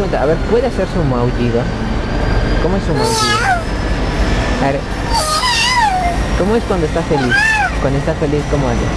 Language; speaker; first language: Spanish; native; Spanish